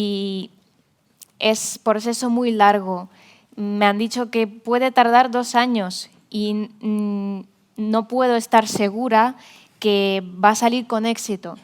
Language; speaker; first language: Spanish; non-native, fluent; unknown